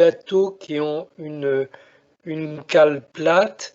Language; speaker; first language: French; native; French